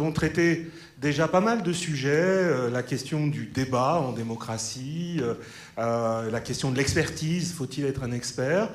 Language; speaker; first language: French; native; French